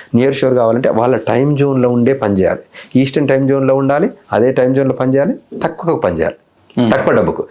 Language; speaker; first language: Telugu; native; Telugu